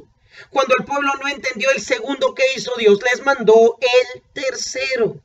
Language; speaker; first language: Spanish; native; Spanish